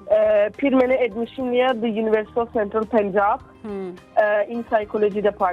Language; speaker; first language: Hindi; non-native, fluent; Turkish